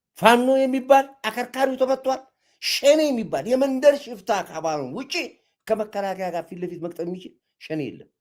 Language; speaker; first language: Amharic; native; Amharic